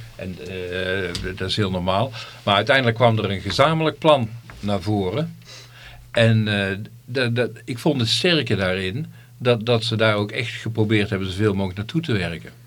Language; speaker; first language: Dutch; native; Dutch